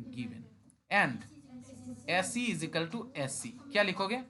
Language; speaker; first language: Hindi; non-native, local second language; Bangla